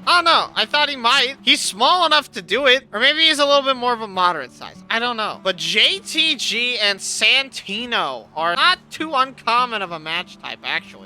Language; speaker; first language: English; native; English